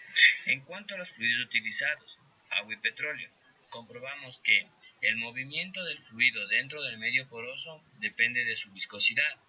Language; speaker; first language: Spanish; native; Spanish